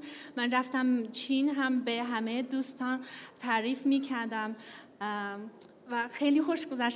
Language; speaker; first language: Persian; non-native, learner; Chinese